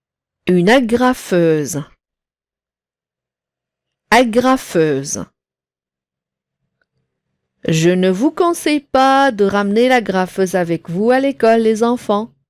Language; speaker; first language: French; non-native, local second language; Arabic